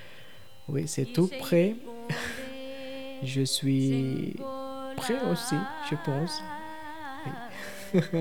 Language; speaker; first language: French; non-native, learner; Tamil